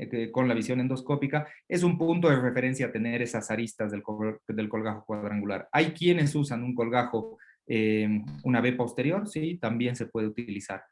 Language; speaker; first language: Spanish; native; Spanish